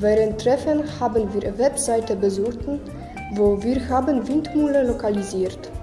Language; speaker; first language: German; non-native, learner; Polish